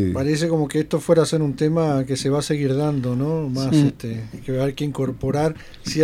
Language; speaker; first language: Spanish; native; Spanish